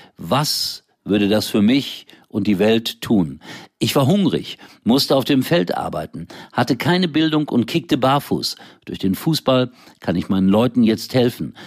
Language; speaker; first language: German; native; German